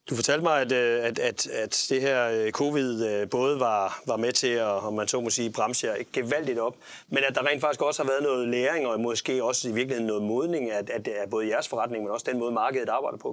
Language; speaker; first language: Danish; native; Danish